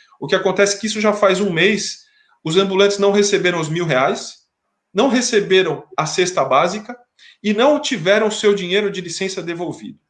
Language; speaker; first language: Portuguese; native; Portuguese